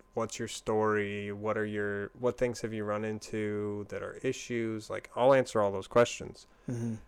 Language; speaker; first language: English; native; English